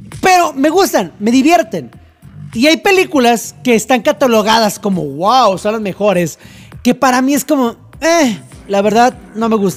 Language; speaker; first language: Spanish; native; Spanish